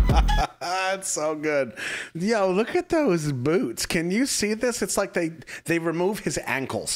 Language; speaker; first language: English; native; English